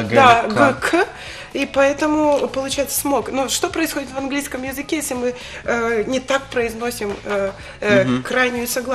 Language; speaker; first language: Russian; native; Russian